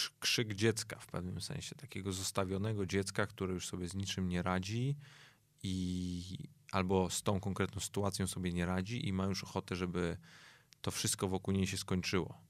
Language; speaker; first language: Polish; native; Polish